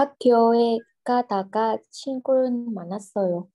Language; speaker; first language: Korean; non-native, learner; Vietnamese